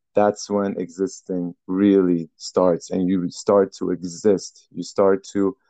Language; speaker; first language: English; early bilingual, other home language; Persian